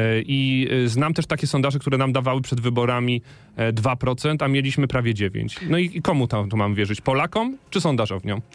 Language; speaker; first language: Polish; native; Polish